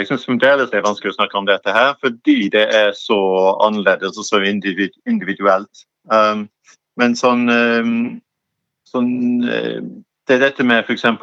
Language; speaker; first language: Norwegian; non-native, fluent; English